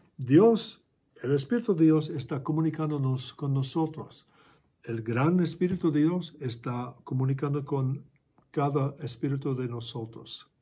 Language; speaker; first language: Spanish; non-native, fluent; English